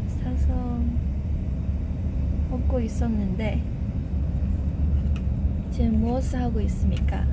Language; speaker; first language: Korean; non-native, fluent; Chinese